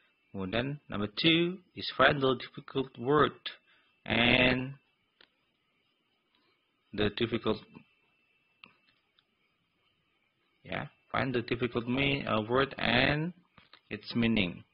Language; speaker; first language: English; non-native, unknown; Indonesian